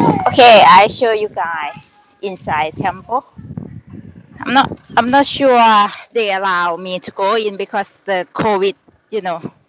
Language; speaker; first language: English; non-native, learner; Thai